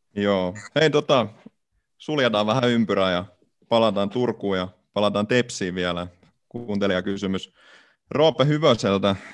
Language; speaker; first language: Finnish; native; Finnish